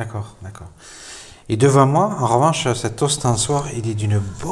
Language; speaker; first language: French; native; French